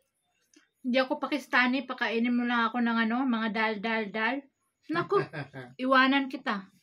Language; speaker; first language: Filipino; non-native, local second language; Cebuano